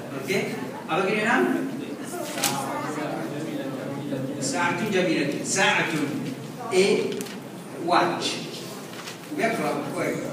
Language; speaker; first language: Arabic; non-native, fluent; Morisyen